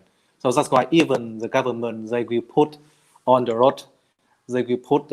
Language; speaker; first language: English; non-native, learner; Vietnamese